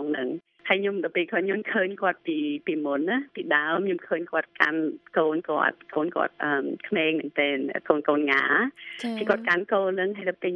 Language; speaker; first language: Khmer; early bilingual, other home language; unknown